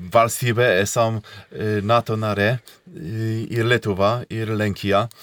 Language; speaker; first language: Lithuanian; non-native, fluent; Polish